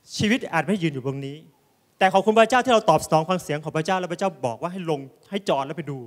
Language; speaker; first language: Thai; native; Thai